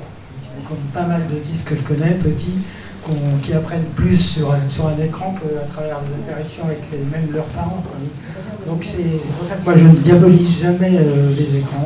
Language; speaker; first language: French; native; French